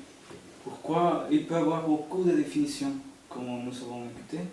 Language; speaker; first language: French; non-native, fluent; Spanish